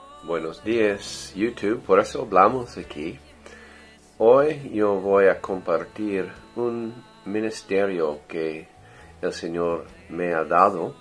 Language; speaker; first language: Spanish; non-native, learner; English